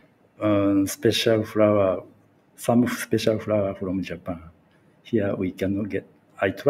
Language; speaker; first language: English; non-native, learner; Japanese